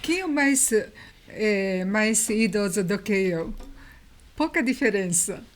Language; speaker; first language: Portuguese; non-native, learner; Japanese